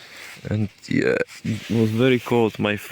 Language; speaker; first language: English; non-native, learner; Czech